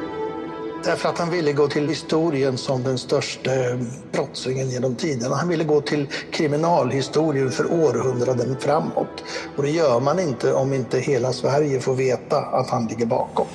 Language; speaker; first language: Swedish; native; Swedish